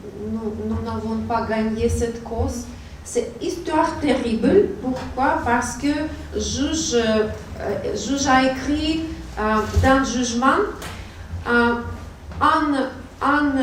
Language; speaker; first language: French; non-native, learner; Russian